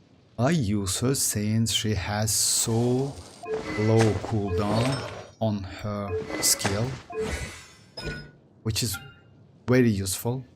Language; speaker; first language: English; non-native, fluent; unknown